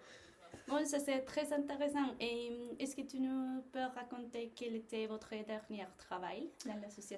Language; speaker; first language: French; non-native, learner; Spanish